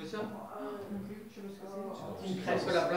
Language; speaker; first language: French; native; French